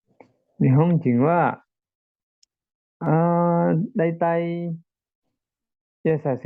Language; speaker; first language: Japanese; non-native, learner; Indonesian